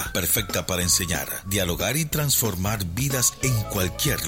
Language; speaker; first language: Spanish; native; Spanish